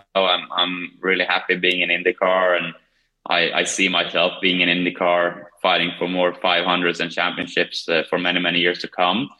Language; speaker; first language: English; non-native, fluent; Swedish